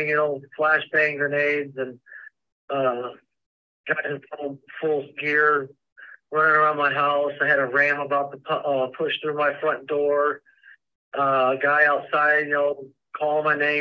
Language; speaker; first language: English; native; English